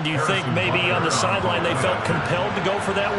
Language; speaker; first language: English; native; English